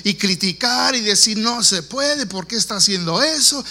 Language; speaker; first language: Spanish; early bilingual, heritage; Spanish